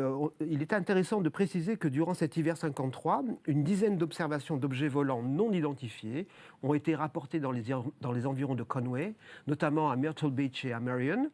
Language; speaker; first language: French; native; French